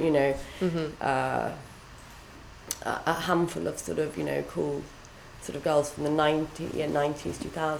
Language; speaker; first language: English; native; English